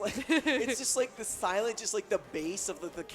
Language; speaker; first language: English; native; English